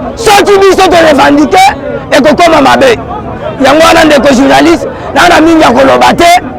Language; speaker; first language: Lingala; native; Lingala